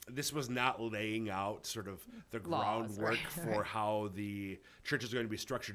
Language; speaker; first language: English; native; English